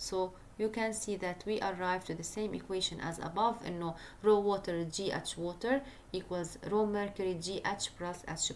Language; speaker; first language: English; non-native, local second language; Arabic